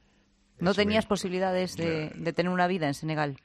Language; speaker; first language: Spanish; native; Spanish